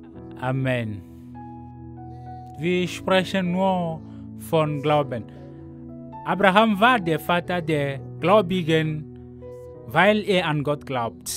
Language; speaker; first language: German; non-native, fluent; Ewe